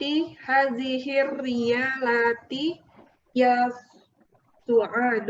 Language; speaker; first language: Arabic; non-native, learner; Indonesian